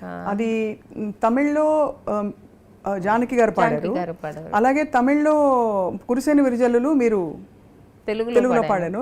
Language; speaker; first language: Telugu; native; Telugu